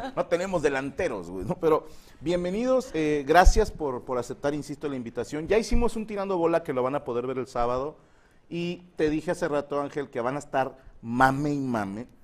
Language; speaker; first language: Spanish; native; Spanish